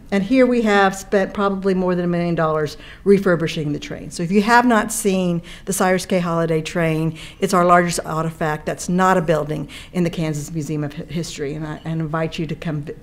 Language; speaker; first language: English; native; English